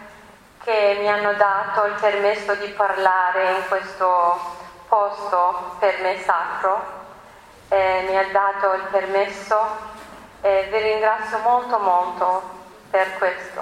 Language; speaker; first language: Italian; non-native, learner; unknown